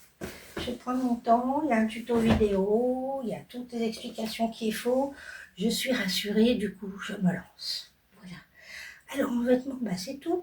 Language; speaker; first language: French; native; French